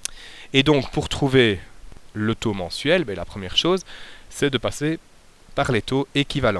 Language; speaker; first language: French; native; French